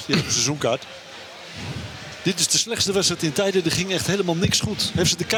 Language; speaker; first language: Dutch; native; Dutch